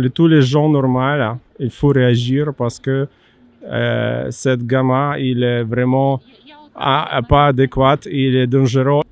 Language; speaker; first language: French; non-native, learner; Ukrainian